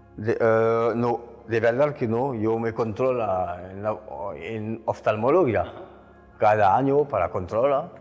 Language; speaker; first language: Spanish; non-native, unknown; French